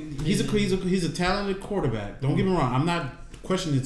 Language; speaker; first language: English; native; English